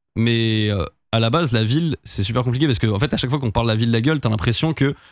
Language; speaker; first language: French; native; French